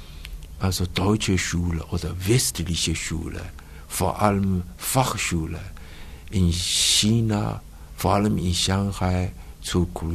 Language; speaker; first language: German; non-native, fluent; Chinese